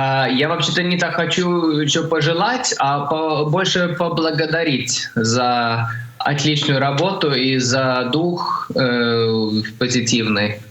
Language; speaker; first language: Russian; early bilingual, heritage; Russian